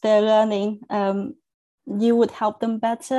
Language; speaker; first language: English; non-native, fluent; Chinese